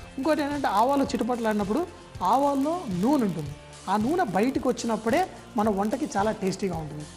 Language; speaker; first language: Telugu; native; Telugu